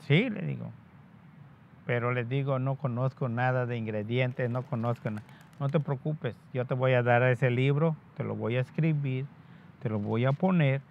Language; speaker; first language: Spanish; non-native, local second language; Yucateco